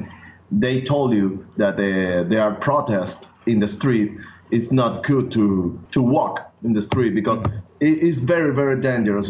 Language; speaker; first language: English; non-native, learner; Spanish